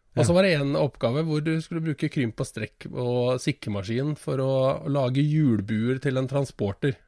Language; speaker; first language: Norwegian; native; Norwegian